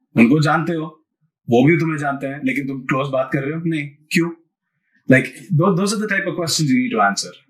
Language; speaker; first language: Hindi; non-native, local second language; Malayalam